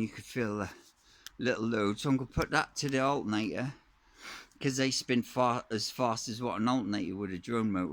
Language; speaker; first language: English; native; English